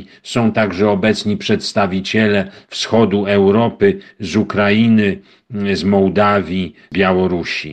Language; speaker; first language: Polish; native; Polish